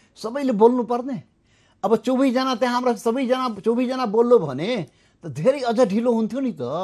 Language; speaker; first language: Nepali; non-native, local second language; Maithili